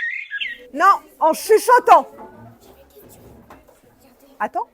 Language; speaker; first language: French; native; French